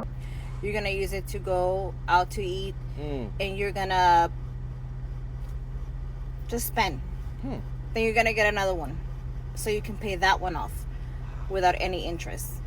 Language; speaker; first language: English; native; English